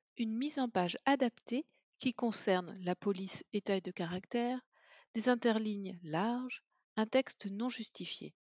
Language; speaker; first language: French; native; French